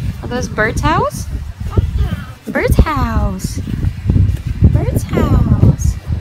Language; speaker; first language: English; non-native, fluent; Indonesian